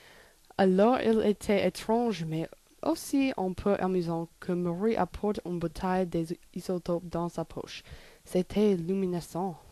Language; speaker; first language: French; non-native, learner; English